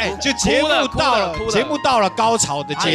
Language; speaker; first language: Chinese; native; Chinese